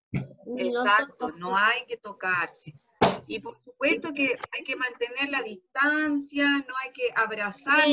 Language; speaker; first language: Spanish; native; Spanish